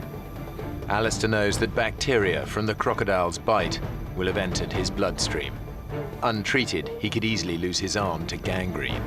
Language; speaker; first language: English; native; English